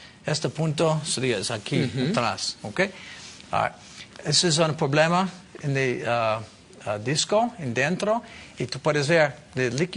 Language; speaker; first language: Spanish; non-native, learner; English